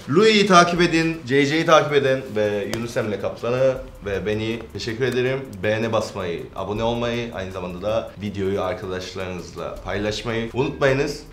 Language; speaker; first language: Turkish; non-native, fluent; Korean